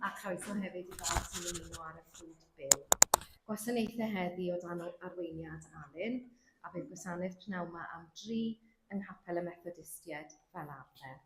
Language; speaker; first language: Welsh; native; Welsh